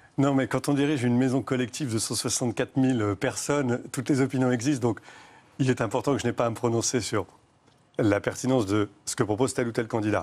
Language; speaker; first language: French; native; French